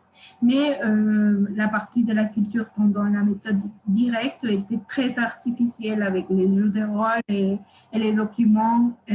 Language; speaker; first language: French; non-native, fluent; Spanish